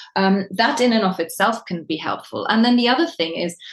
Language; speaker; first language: English; non-native, fluent; German